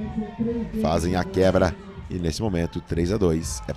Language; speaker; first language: Portuguese; native; Portuguese